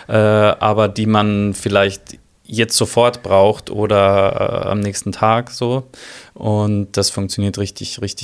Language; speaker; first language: German; native; German